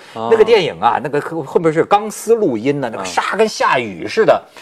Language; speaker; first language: Chinese; native; Chinese